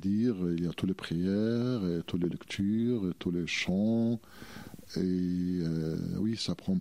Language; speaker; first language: French; non-native, fluent; Arabic